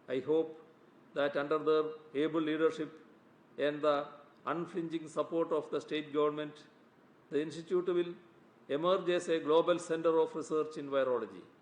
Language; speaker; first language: English; non-native, local second language; Malayalam